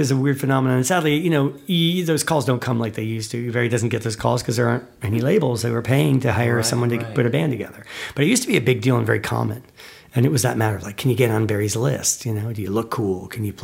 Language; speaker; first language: English; native; English